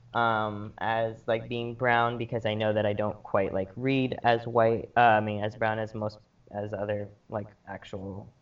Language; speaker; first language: English; early bilingual, other home language; Arabic